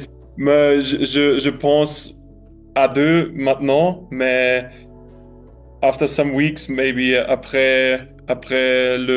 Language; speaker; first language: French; non-native, learner; German